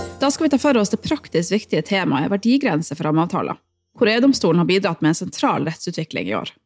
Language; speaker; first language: Norwegian; native; Norwegian